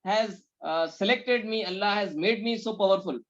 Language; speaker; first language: English; non-native, local second language; Urdu